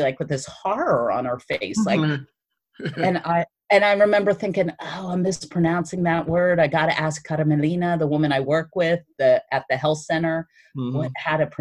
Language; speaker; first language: English; native; English